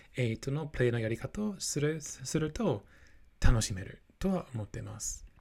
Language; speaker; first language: Japanese; non-native, fluent; English